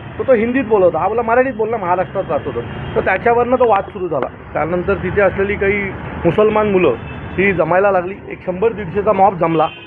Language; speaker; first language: Marathi; native; Marathi